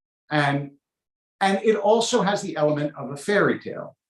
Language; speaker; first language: English; native; English